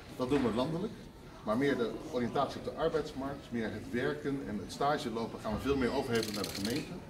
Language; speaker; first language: Dutch; native; Dutch